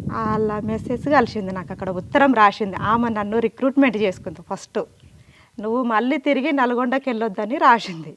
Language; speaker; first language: Telugu; native; Telugu